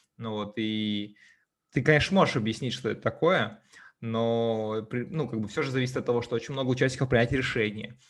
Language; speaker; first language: Russian; native; Russian